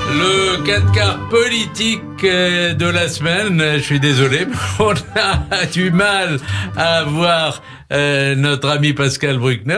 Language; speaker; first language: French; native; French